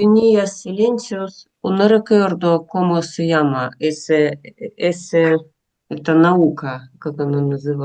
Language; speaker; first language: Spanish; non-native, learner; Russian